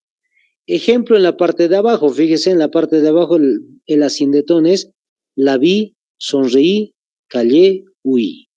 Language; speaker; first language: Spanish; native; Spanish